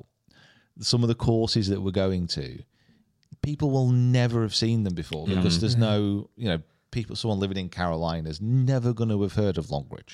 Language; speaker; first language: English; native; English